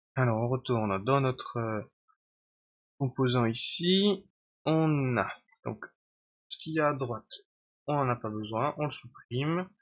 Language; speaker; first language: French; native; French